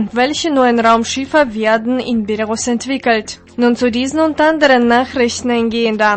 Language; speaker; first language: German; non-native, fluent; Russian